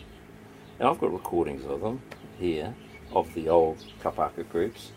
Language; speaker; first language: English; native; English